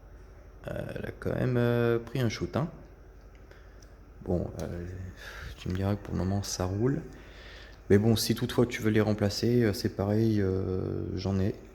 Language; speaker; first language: French; native; French